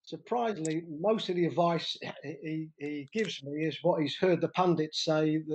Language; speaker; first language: English; native; English